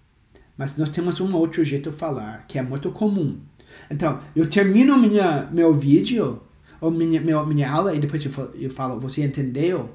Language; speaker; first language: Portuguese; non-native, fluent; English